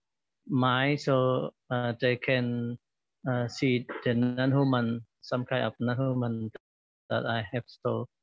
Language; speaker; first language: English; non-native, learner; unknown